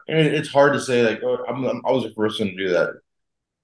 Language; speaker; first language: English; native; English